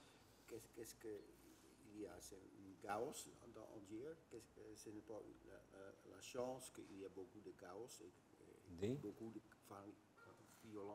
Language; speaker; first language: French; non-native, learner; Dutch